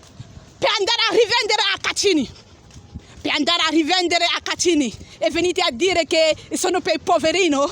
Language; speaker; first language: Italian; non-native, learner; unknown